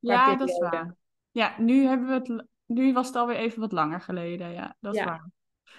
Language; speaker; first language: Dutch; native; Dutch